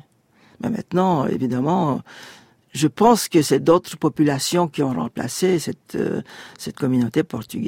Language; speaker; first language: French; non-native, fluent; Turkish